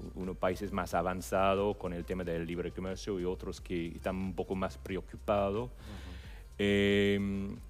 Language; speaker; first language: Spanish; non-native, fluent; English